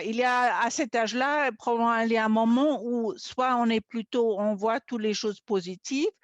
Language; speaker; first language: French; non-native, fluent; German